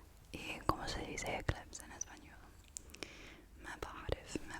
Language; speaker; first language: Spanish; non-native, learner; English